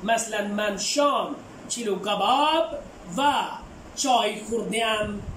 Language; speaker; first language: Persian; non-native, fluent; Urdu